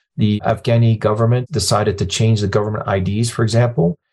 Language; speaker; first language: English; early bilingual, other home language; Arabic